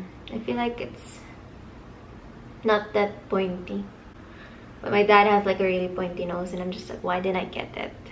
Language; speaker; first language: English; non-native, local second language; Filipino